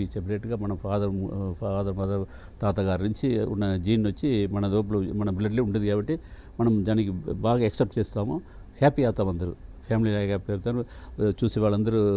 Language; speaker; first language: Telugu; non-native, local second language; Tamil